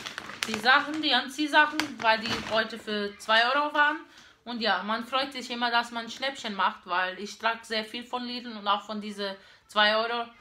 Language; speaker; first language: German; non-native, fluent; Portuguese